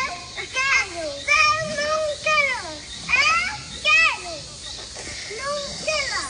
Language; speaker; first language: Portuguese; native; Portuguese